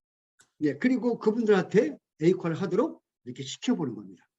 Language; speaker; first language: Korean; native; Korean